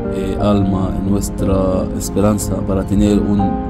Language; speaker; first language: Spanish; non-native, fluent; Arabic